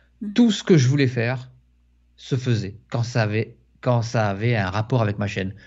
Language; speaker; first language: French; native; French